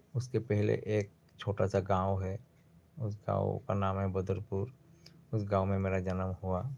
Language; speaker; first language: Hindi; non-native, local second language; Bangla